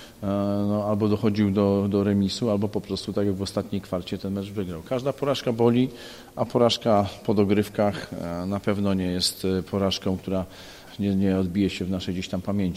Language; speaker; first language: Polish; native; Polish